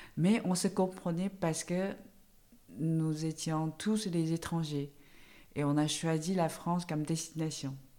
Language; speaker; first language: French; non-native, fluent; Chinese